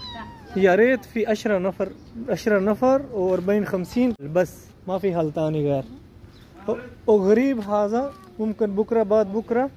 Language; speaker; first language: Arabic; non-native, learner; Urdu